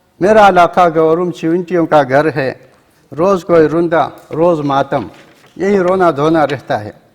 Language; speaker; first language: Urdu; non-native, local second language; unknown